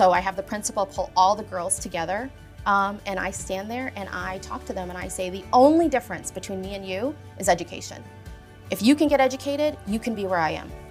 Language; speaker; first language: English; native; English